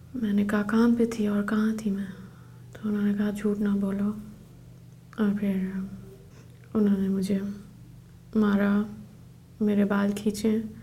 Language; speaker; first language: Urdu; native; Urdu